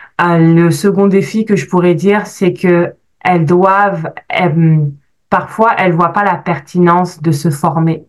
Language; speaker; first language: French; native; French